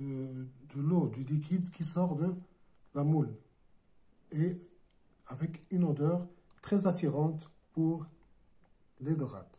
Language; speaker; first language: French; non-native, local second language; Arabic